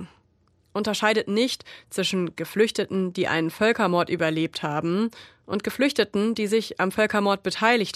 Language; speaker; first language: German; native; German